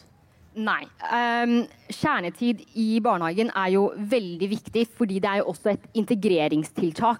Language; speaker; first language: Norwegian; early bilingual, other home language; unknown